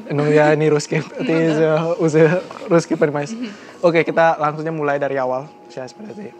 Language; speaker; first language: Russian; non-native, learner; Indonesian